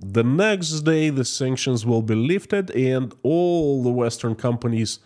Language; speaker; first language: English; non-native, fluent; Russian